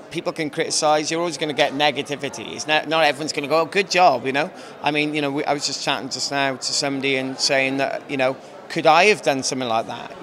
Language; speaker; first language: English; native; English